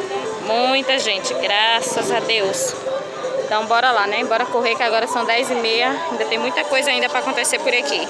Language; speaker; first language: Portuguese; native; Portuguese